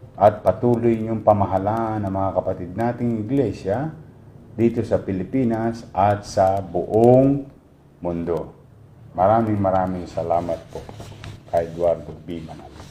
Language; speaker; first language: Filipino; native; Filipino